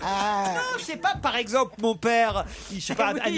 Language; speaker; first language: French; native; French